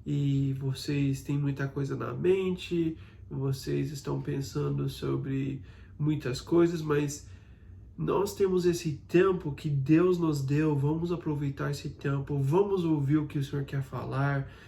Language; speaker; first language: Portuguese; non-native, fluent; English